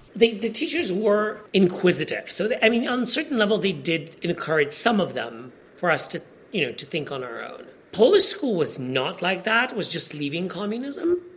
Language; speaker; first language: English; non-native, fluent; Polish